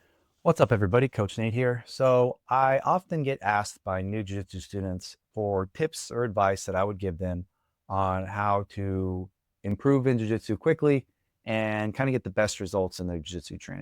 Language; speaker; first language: English; native; English